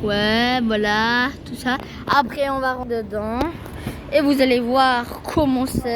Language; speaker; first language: French; early bilingual, other home language; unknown